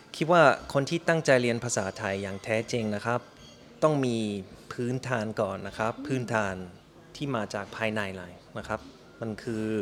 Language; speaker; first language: Thai; non-native, fluent; German